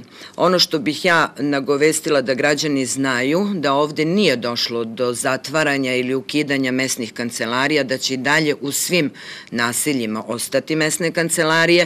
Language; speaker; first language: Serbian; native; Serbian